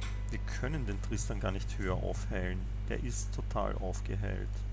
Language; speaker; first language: German; native; German